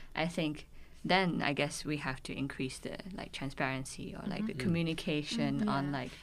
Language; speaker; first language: English; non-native, local second language; Cantonese